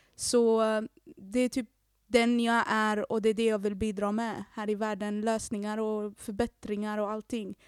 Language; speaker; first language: Swedish; native; Swedish